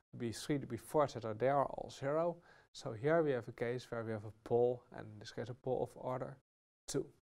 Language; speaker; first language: English; non-native, fluent; Dutch